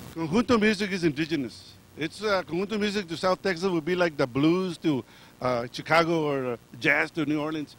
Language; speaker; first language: English; early bilingual, other home language; Spanish